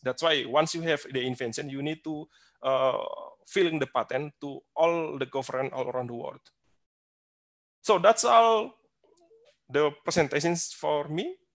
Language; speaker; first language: English; non-native, fluent; Indonesian